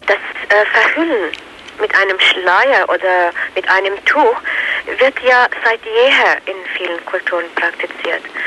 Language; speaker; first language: German; non-native, fluent; Turkish